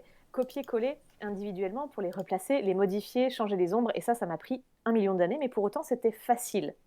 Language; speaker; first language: French; native; French